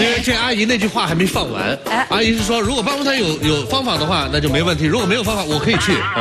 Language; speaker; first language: Chinese; native; Chinese